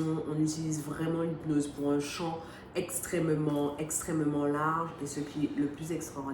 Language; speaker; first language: French; native; French